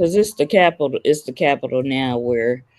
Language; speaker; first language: English; native; English